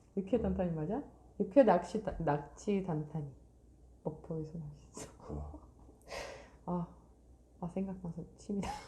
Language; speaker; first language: Korean; non-native, fluent; Russian